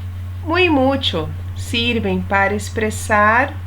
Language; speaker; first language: Spanish; non-native, fluent; Portuguese